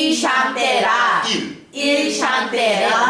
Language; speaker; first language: French; non-native, learner; Korean